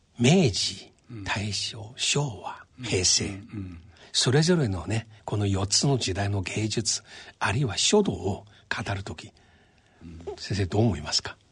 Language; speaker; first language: Japanese; non-native, fluent; Chinese